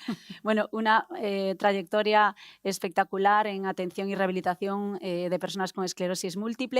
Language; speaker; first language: Spanish; native; Spanish